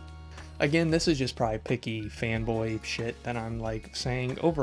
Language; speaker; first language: English; native; English